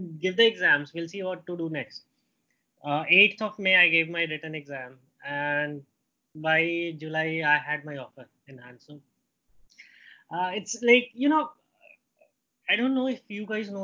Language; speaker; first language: English; non-native, local second language; Hindi